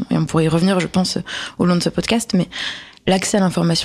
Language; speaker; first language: French; native; French